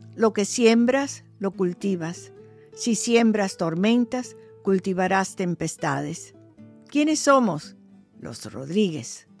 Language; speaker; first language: Spanish; early bilingual, heritage; Spanish